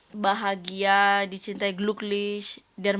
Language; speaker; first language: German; non-native, learner; Indonesian